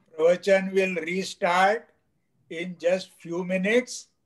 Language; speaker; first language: English; non-native, local second language; Marathi